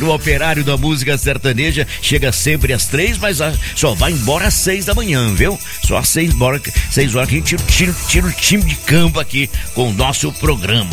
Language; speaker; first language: Portuguese; native; Portuguese